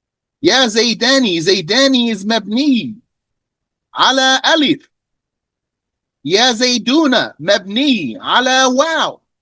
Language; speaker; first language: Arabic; non-native, fluent; English